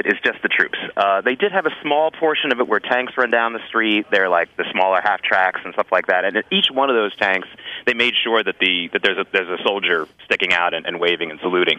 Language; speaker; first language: English; native; English